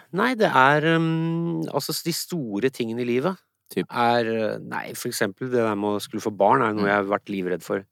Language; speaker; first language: Norwegian; early bilingual, other home language; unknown